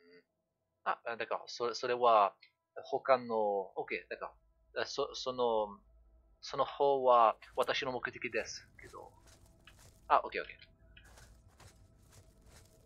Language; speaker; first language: Japanese; non-native, learner; French